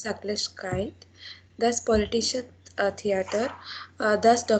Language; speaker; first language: German; non-native, learner; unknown